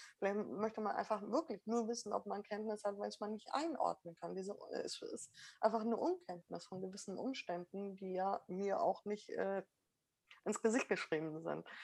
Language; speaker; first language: German; early bilingual, other home language; Arabic